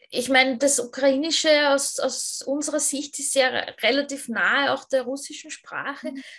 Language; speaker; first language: German; native; German